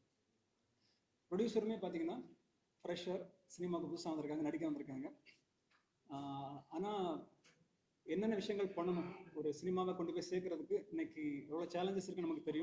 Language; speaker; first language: Tamil; native; Tamil